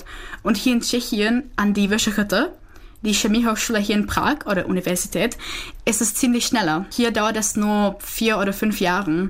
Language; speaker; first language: German; non-native, fluent; Czech